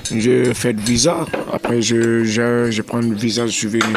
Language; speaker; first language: French; non-native, local second language; Fula